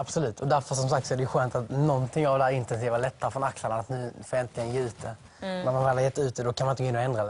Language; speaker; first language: Swedish; native; Swedish